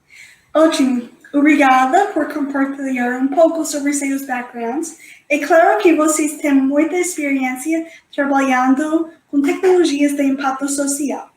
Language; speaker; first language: Portuguese; non-native, fluent; English